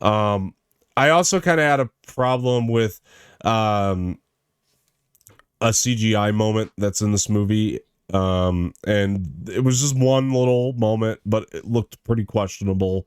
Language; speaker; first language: English; native; English